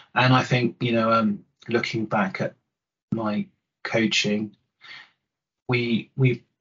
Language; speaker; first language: English; native; English